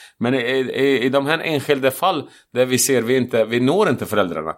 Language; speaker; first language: Swedish; non-native, fluent; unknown